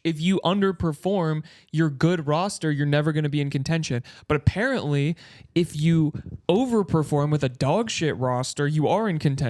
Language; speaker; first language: English; native; English